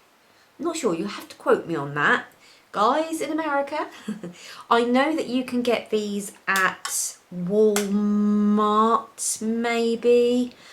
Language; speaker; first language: English; native; English